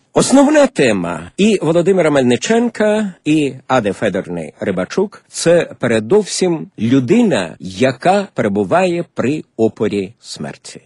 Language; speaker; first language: Ukrainian; native; Ukrainian